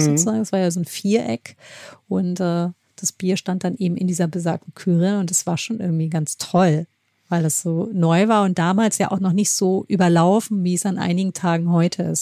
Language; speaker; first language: German; native; German